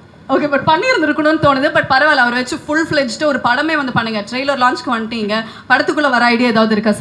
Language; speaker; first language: Tamil; native; Tamil